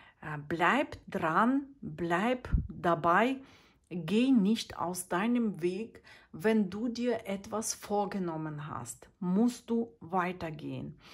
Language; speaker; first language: German; non-native, fluent; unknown